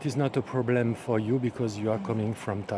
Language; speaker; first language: English; non-native, learner; French